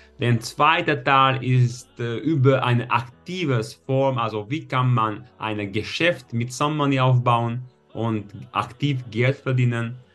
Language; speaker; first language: German; non-native, fluent; Hungarian